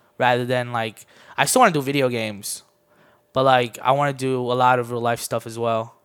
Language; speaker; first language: English; early bilingual, other home language; Armenian